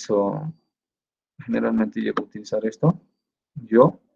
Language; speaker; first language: Spanish; native; Spanish